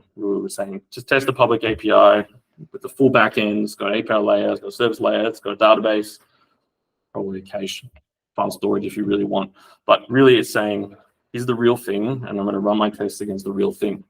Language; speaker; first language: English; native; English